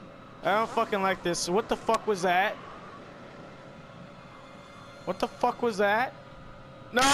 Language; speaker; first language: English; native; English